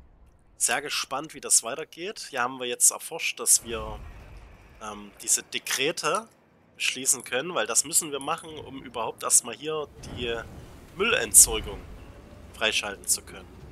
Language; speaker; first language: German; native; German